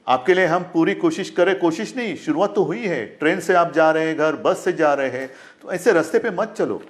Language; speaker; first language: Hindi; non-native, local second language; Marathi